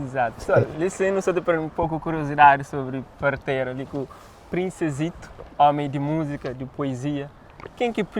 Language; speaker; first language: Portuguese; non-native, local second language; Kabuverdianu